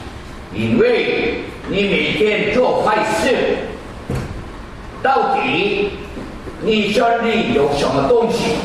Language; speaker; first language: Chinese; non-native, learner; Korean